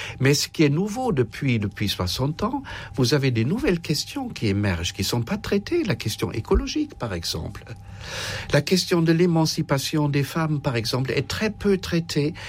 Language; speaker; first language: French; non-native, fluent; German